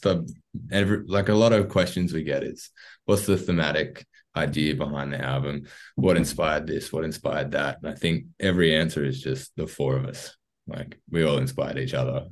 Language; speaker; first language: English; native; English